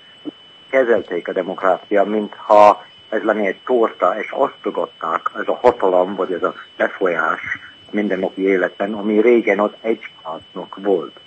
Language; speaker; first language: Hungarian; non-native, fluent; English